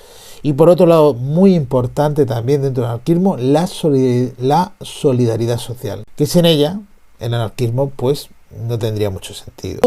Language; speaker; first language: Spanish; native; Spanish